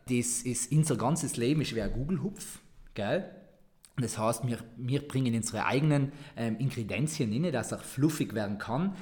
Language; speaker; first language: German; native; German